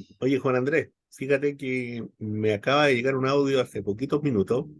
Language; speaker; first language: Spanish; native; Spanish